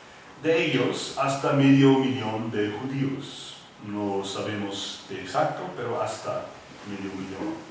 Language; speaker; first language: Spanish; non-native, fluent; English